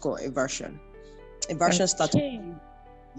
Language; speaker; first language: English; non-native, local second language; Yoruba